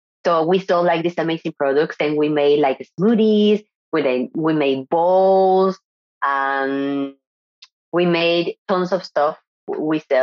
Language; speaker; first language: English; non-native, fluent; Spanish